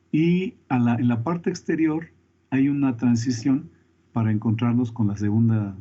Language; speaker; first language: Spanish; native; Spanish